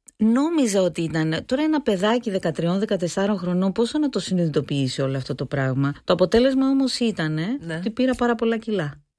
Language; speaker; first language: Greek; native; Greek